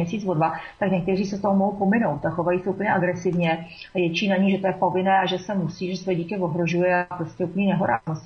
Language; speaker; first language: Czech; native; Czech